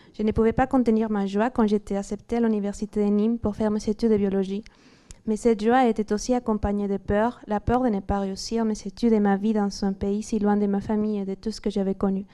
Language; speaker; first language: French; non-native, fluent; Spanish